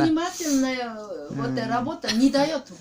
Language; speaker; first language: Russian; non-native, learner; Korean